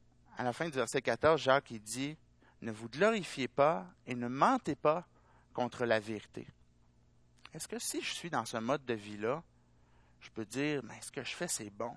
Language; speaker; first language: French; native; French